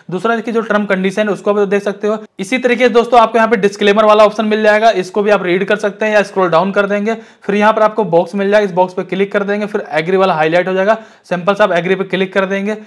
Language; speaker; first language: Hindi; native; Hindi